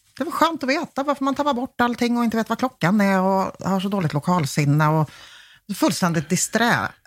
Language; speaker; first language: Swedish; early bilingual, other home language; Polish